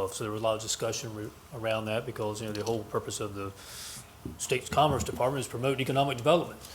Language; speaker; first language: English; native; English